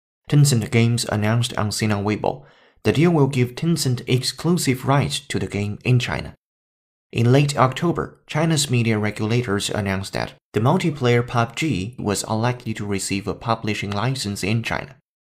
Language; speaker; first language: English; non-native, fluent; Chinese